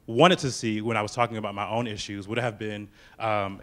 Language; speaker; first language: English; native; English